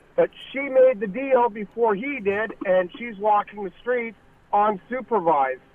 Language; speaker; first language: English; native; English